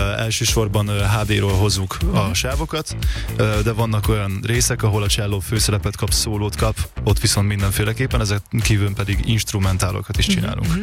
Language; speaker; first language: Hungarian; early bilingual, other home language; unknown